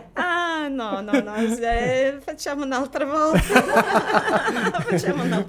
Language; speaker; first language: Italian; non-native, fluent; Portuguese